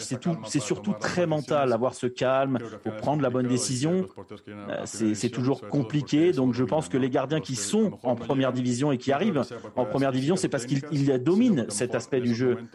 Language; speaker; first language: French; non-native, fluent; Spanish